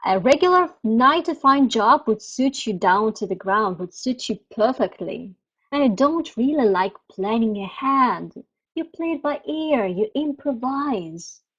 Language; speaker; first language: English; non-native, fluent; Russian